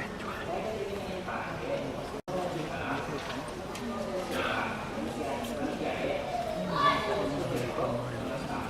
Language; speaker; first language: Japanese; non-native, learner; Lao